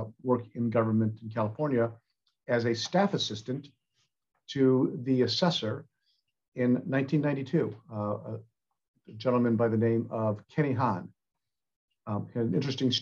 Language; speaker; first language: English; native; English